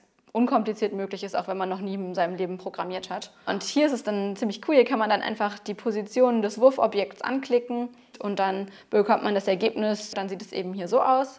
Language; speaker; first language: German; native; German